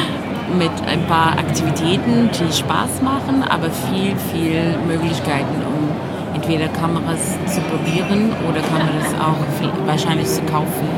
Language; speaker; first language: German; non-native, fluent; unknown